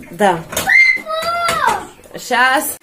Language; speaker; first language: Russian; native; Russian